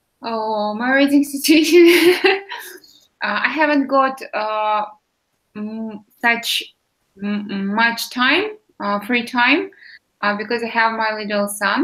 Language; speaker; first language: English; non-native, fluent; Russian